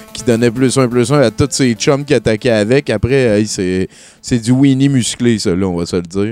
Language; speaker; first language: French; native; French